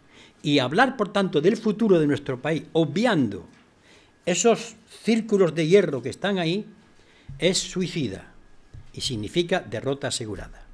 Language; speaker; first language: Spanish; native; Spanish